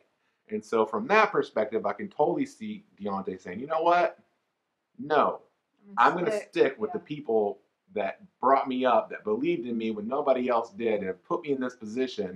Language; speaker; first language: English; native; English